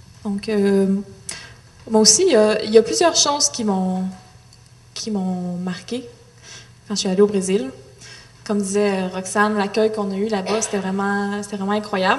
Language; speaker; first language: French; native; French